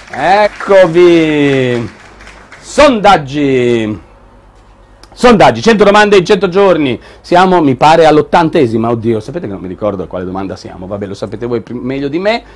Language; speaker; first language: Italian; native; Italian